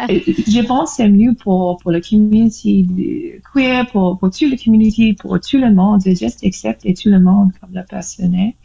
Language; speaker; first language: French; non-native, learner; English